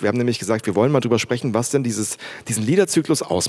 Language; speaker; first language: German; native; German